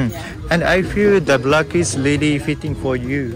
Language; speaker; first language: English; non-native, learner; Japanese